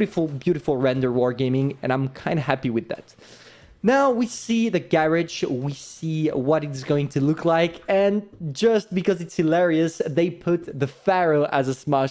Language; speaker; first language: English; non-native, fluent; French